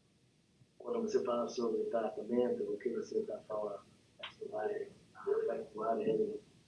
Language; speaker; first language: Portuguese; non-native, learner; English